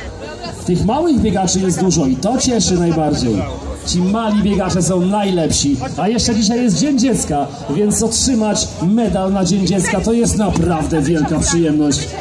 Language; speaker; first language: Polish; native; Polish